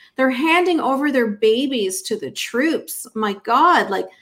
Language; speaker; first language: English; native; English